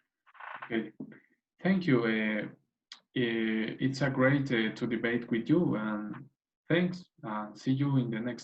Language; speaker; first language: English; non-native, learner; Spanish